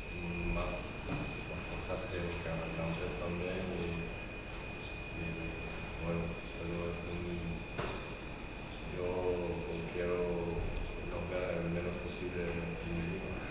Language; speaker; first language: Spanish; non-native, learner; French